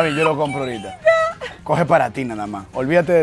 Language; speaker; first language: Spanish; native; Spanish